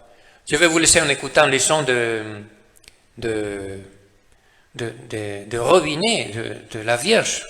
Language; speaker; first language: French; non-native, fluent; Spanish